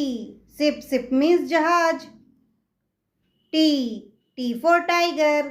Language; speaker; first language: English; non-native, local second language; Hindi